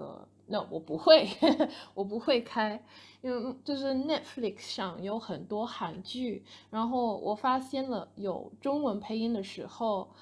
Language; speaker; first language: Chinese; non-native, fluent; English